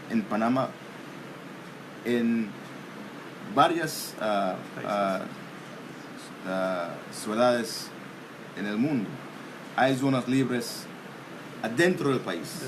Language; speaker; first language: Spanish; non-native, local second language; English